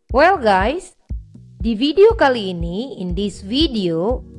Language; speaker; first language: English; non-native, fluent; Indonesian